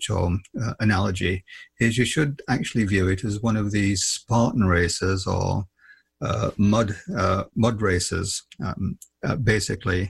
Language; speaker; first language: English; native; English